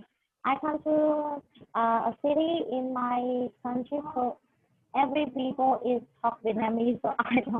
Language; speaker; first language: English; non-native, learner; Vietnamese